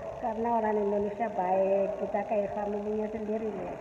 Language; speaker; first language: Indonesian; non-native, learner; Amharic